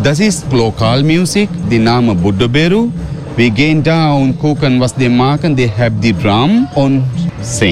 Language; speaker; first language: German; non-native, learner; Sinhala